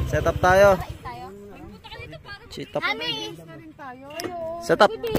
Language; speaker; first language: Filipino; native; Filipino